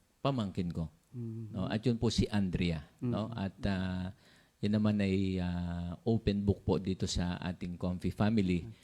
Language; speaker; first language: Filipino; native; Filipino